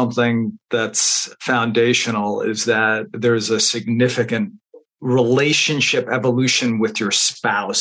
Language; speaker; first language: English; native; English